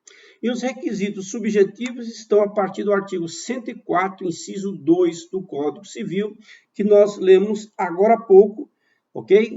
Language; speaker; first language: Portuguese; native; Portuguese